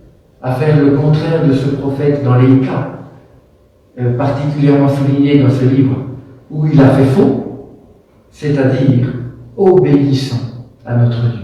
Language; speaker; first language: French; native; French